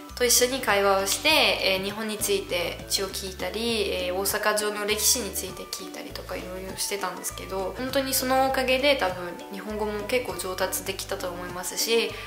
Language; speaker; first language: Japanese; non-native, fluent; French